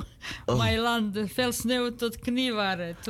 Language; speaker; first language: Dutch; non-native, learner; Serbian